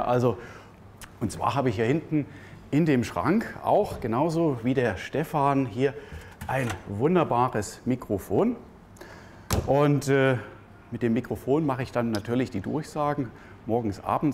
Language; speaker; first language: German; native; German